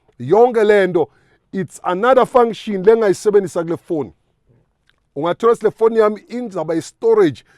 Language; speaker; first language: Zulu; non-native, local second language; Swati